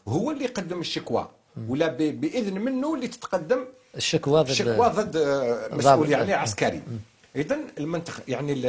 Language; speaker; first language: Arabic; native; Arabic